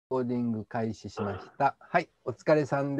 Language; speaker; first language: Japanese; native; Japanese